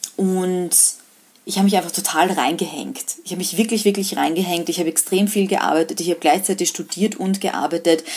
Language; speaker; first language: German; early bilingual, other home language; Serbian